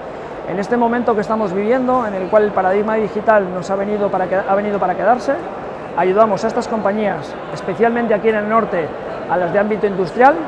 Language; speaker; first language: Spanish; native; Spanish